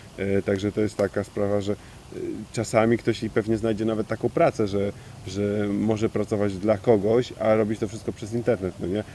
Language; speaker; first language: Polish; native; Polish